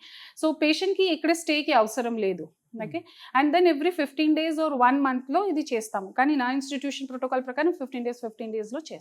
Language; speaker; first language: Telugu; non-native, fluent; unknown